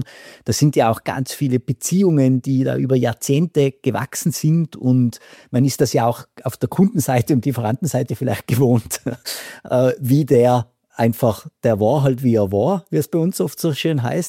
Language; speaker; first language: German; native; German